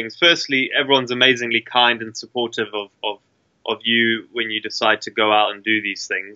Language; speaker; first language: English; native; English